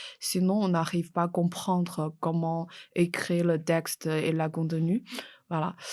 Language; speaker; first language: French; non-native, fluent; Chinese